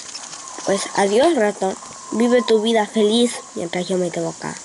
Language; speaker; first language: Spanish; native; Spanish